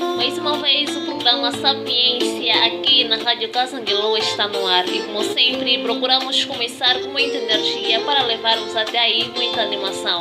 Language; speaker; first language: Portuguese; native; Portuguese